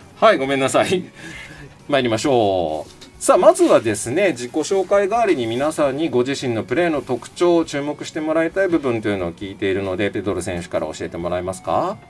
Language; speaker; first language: Japanese; native; Japanese